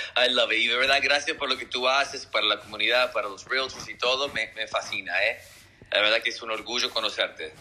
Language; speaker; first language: Spanish; early bilingual, heritage; Spanish